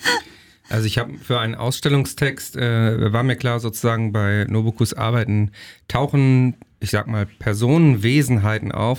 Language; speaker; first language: German; native; German